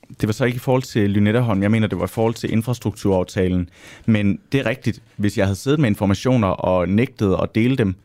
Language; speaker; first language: Danish; native; Danish